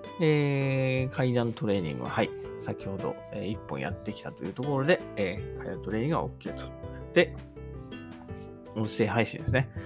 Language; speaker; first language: Japanese; native; Japanese